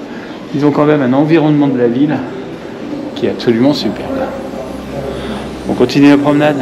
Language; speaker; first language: French; native; French